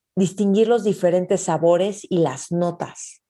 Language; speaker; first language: Spanish; native; Spanish